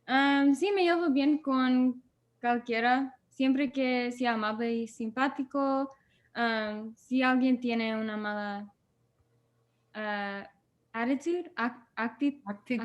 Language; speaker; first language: Spanish; non-native, learner; English